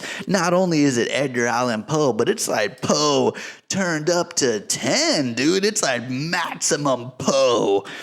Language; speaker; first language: English; native; English